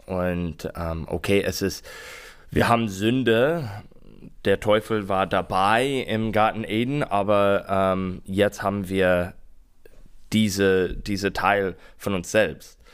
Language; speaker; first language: German; non-native, learner; English